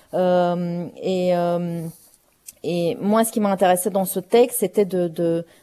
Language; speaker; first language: French; non-native, fluent; Romanian